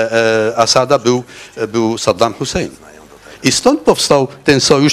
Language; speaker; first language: Polish; non-native, fluent; Arabic